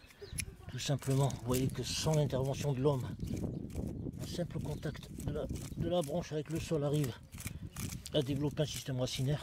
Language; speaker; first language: French; native; French